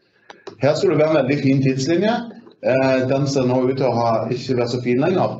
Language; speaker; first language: Norwegian; native; Norwegian